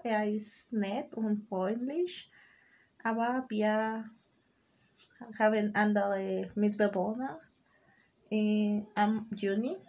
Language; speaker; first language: German; non-native, learner; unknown